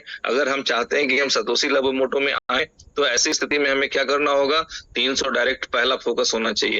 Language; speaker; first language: Hindi; native; Hindi